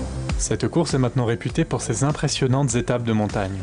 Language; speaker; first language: French; native; French